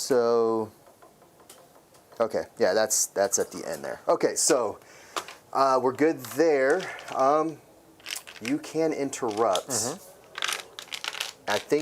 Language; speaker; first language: English; native; English